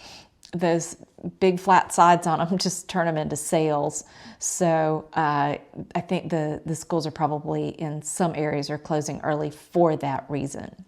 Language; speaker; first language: English; native; English